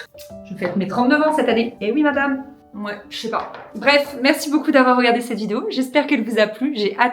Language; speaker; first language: French; native; French